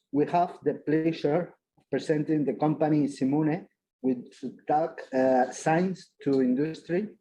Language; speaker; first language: English; non-native, fluent; Spanish